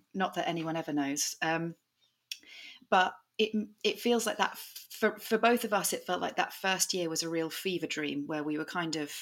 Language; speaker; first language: English; native; English